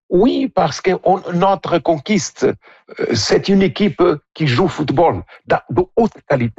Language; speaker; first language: French; non-native, local second language; Portuguese